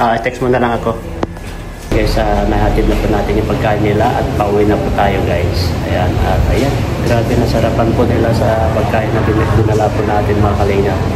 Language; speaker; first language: Filipino; non-native, local second language; Iloko